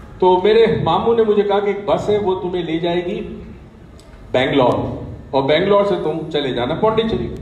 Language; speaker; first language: Urdu; native; Urdu